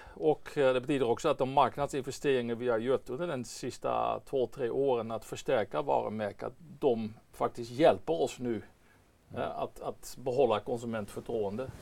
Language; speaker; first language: Swedish; non-native, fluent; Dutch